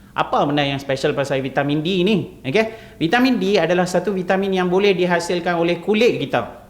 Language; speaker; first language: Malay; non-native, local second language; Tamil